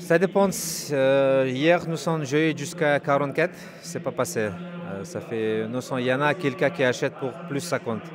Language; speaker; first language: French; non-native, learner; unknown